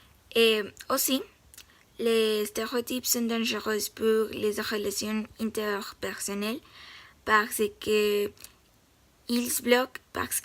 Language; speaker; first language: French; non-native, learner; Spanish